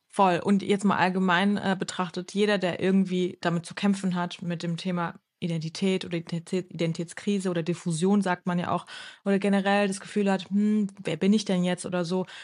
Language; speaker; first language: German; early bilingual, other home language; Turkish